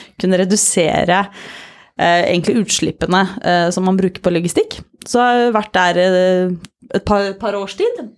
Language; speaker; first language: Norwegian; native; Norwegian